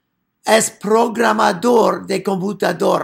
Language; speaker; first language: Spanish; non-native, fluent; English